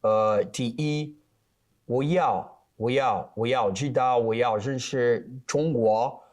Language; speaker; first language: Chinese; non-native, learner; Portuguese